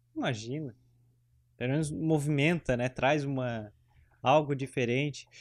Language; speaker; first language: Portuguese; native; Portuguese